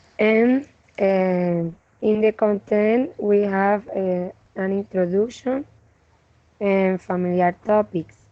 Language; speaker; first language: English; non-native, learner; Spanish